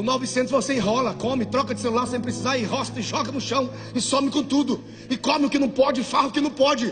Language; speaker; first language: Portuguese; native; Portuguese